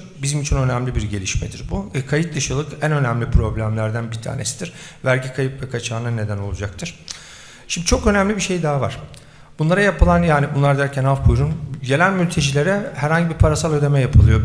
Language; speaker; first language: Turkish; native; Turkish